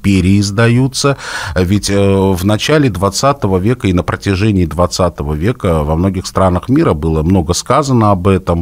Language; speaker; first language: Russian; native; Russian